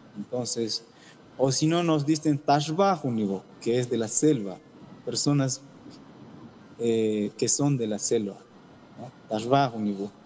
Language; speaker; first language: Spanish; non-native, local second language; Shipibo-Conibo